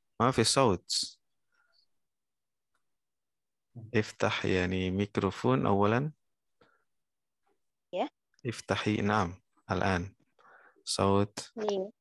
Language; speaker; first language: Arabic; non-native, fluent; Indonesian